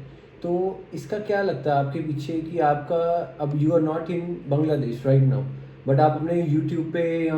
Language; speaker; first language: Hindi; native; Hindi